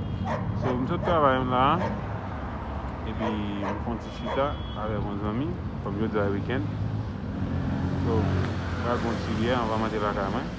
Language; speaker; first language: French; non-native, local second language; Haitian Creole